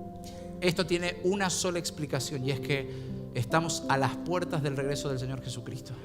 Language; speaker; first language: Spanish; native; Spanish